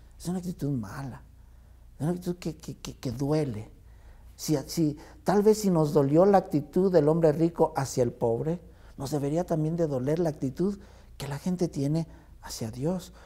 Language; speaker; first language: Spanish; native; Spanish